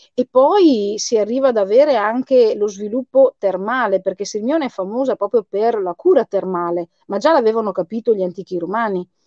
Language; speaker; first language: Italian; native; Italian